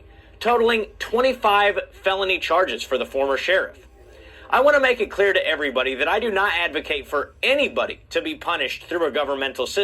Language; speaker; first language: English; native; English